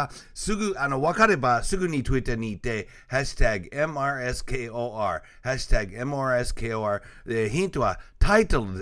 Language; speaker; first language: Japanese; non-native, fluent; English